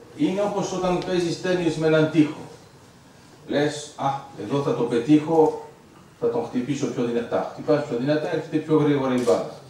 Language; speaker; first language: Greek; early bilingual, heritage; Greek